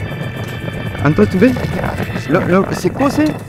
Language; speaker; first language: Spanish; non-native, learner; French